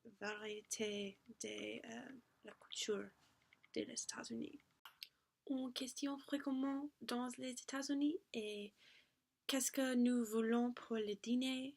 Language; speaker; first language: French; non-native, learner; English